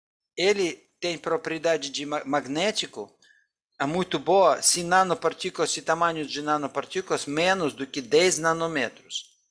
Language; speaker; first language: Portuguese; non-native, fluent; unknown